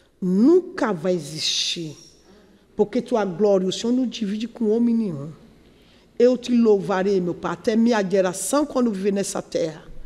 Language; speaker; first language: Portuguese; non-native, learner; Yoruba